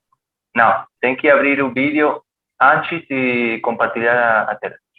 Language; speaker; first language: Portuguese; non-native, fluent; Spanish